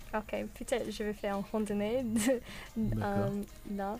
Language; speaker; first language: French; non-native, learner; English